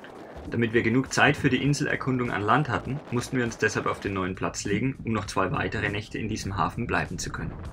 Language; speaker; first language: German; native; German